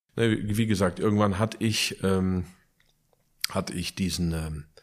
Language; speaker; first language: German; native; German